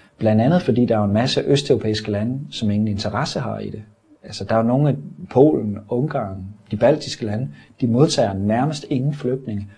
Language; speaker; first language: Danish; native; Danish